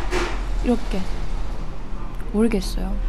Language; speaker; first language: Korean; non-native, fluent; Japanese